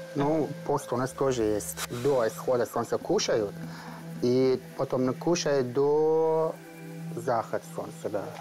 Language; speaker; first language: Russian; non-native, learner; Persian